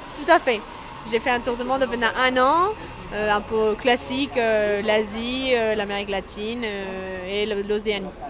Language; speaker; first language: French; non-native, fluent; Spanish